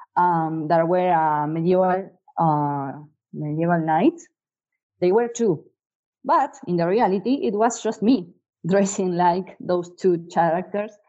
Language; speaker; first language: English; non-native, fluent; Spanish